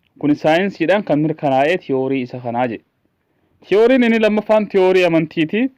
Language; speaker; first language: Oromo; native; Oromo